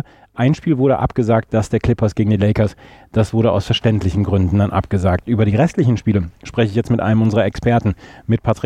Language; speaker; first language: German; native; German